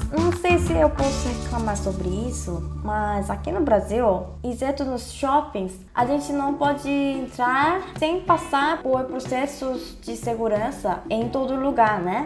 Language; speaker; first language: Portuguese; non-native, fluent; Korean